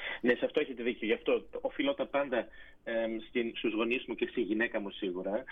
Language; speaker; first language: Greek; early bilingual, heritage; Greek